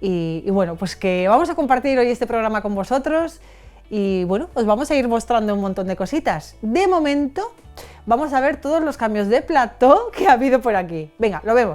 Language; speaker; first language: Spanish; native; Spanish